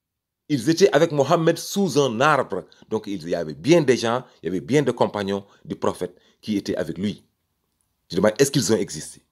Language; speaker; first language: French; native; French